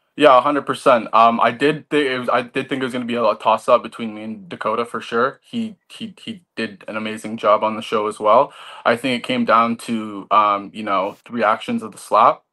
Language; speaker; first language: English; native; English